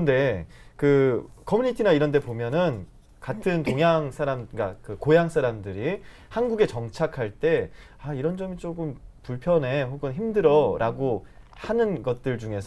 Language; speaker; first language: Korean; native; Korean